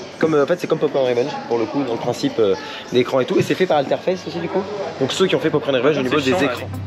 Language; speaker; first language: French; native; French